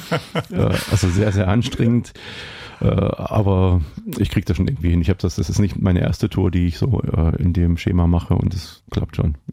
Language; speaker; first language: German; native; German